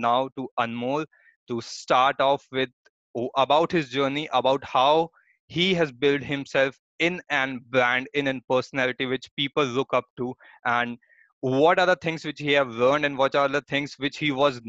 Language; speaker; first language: English; non-native, local second language; Hindi